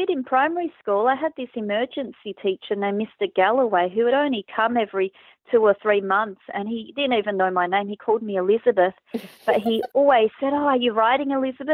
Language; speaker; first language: English; native; English